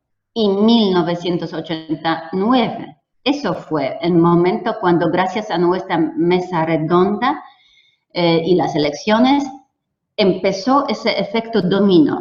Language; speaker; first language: Spanish; non-native, fluent; Polish